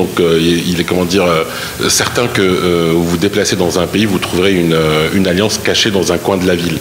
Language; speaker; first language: French; non-native, local second language; Arabic